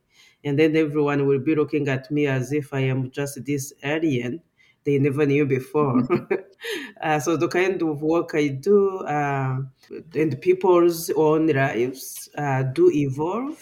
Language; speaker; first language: English; non-native, local second language; Kinyarwanda